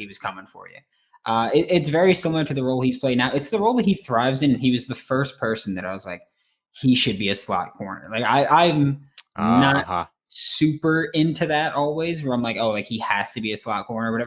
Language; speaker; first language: English; native; English